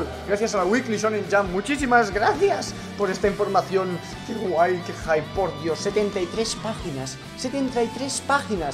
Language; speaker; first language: Spanish; native; Spanish